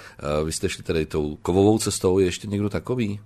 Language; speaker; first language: Czech; native; Czech